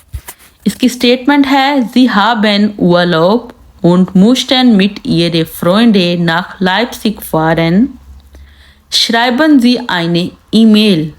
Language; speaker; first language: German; non-native, fluent; Urdu